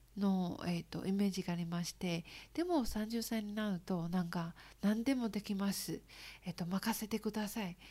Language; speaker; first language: Japanese; non-native, learner; Chinese